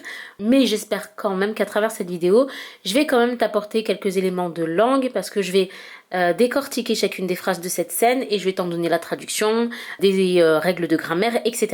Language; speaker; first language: French; early bilingual, heritage; French